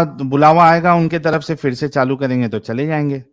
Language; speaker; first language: Hindi; native; Hindi